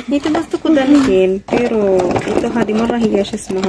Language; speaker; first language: Filipino; early bilingual, heritage; Filipino